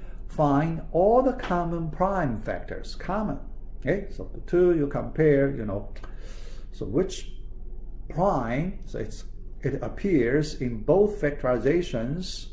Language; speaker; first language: English; non-native, fluent; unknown